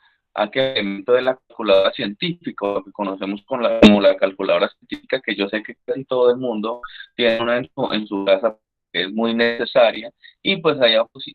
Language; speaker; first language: Spanish; native; Spanish